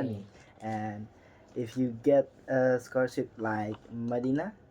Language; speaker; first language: English; non-native, learner; Indonesian